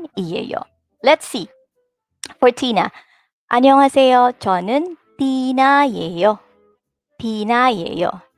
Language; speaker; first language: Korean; non-native, fluent; Filipino